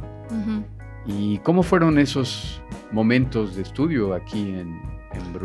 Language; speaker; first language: Spanish; native; Spanish